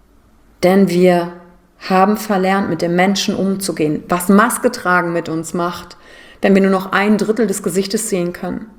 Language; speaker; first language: German; native; German